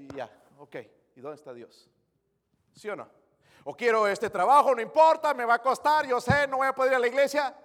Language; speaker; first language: Spanish; native; Spanish